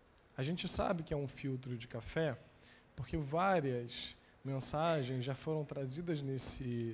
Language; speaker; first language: Portuguese; native; Portuguese